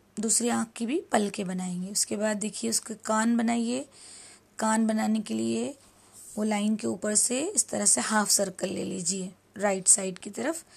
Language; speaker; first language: Hindi; native; Hindi